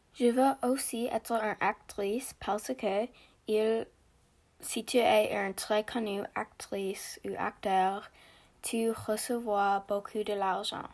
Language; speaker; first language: French; non-native, learner; English